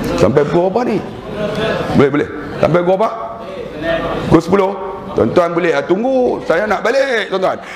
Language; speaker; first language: Malay; native; Malay